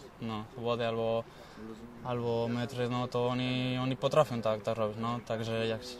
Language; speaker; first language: Polish; non-native, learner; Spanish